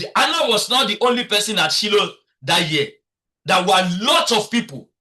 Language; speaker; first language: English; non-native, local second language; Yoruba